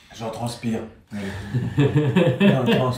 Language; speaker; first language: French; native; French